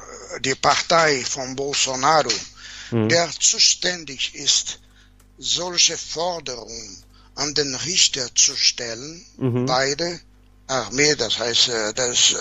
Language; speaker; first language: German; non-native, fluent; Portuguese